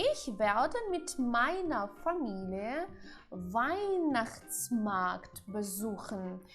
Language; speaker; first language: German; non-native, fluent; Ukrainian